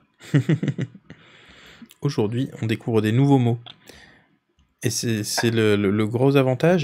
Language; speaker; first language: French; native; French